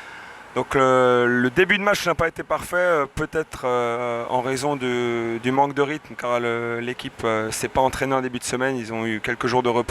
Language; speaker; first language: French; native; French